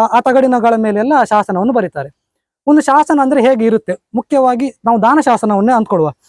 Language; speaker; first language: Kannada; non-native, local second language; Konkani